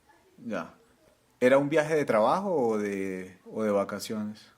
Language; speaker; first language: Spanish; native; Spanish